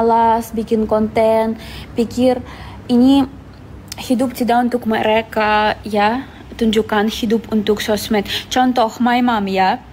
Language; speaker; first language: Indonesian; non-native, fluent; Russian